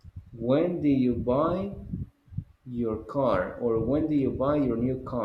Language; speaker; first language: English; non-native, fluent; Spanish